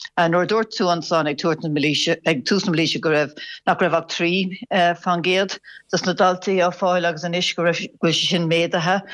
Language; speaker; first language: Irish; non-native, local second language; English